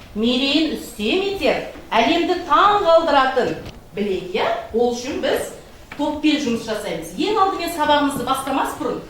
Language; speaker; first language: Kazakh; native; Kazakh